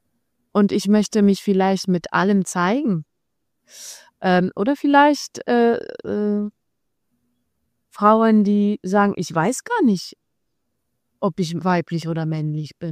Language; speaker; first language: German; non-native, fluent; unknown